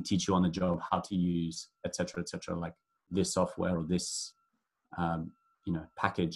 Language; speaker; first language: English; native; English